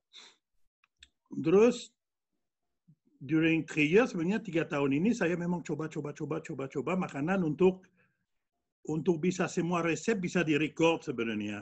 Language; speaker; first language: Indonesian; non-native, fluent; French